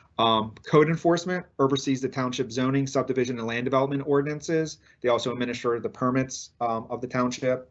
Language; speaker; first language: English; native; English